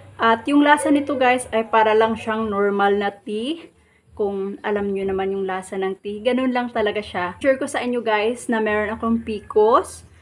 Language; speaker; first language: Filipino; non-native, local second language; Cebuano